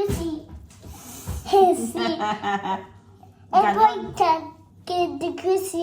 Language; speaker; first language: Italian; early bilingual, other home language; Filipino